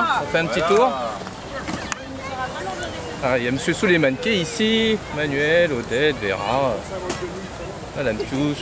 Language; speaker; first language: French; native; French